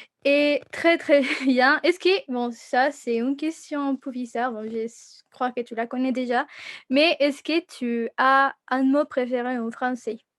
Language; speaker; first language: French; non-native, fluent; Spanish